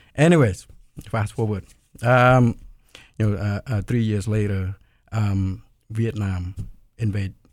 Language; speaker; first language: English; non-native, fluent; Khmer